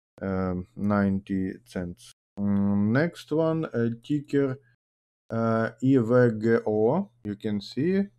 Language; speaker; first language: English; non-native, learner; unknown